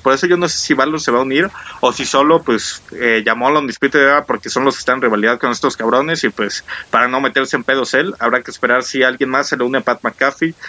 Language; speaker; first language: Spanish; native; Spanish